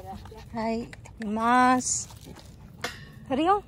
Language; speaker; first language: Japanese; non-native, learner; Filipino